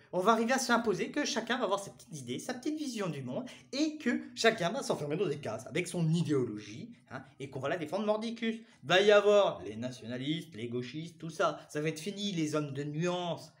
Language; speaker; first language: French; native; French